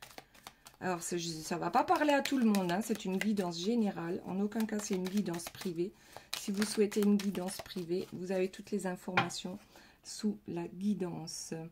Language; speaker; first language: French; native; French